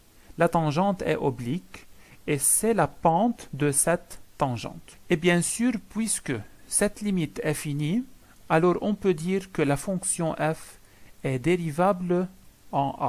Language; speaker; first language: French; non-native, local second language; Arabic